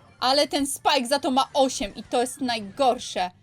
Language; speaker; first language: Polish; native; Polish